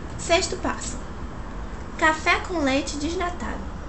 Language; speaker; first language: Portuguese; native; Portuguese